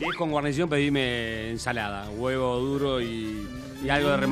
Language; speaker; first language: Spanish; native; Spanish